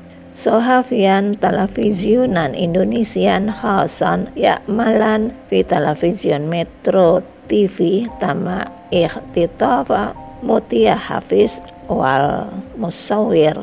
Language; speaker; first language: Arabic; non-native, fluent; Indonesian